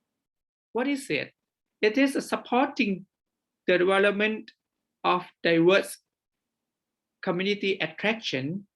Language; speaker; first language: English; non-native, fluent; Thai